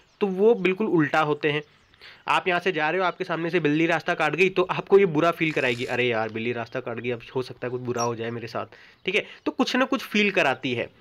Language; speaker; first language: Hindi; native; Hindi